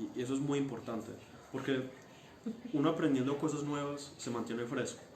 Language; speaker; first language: Spanish; early bilingual, heritage; Spanish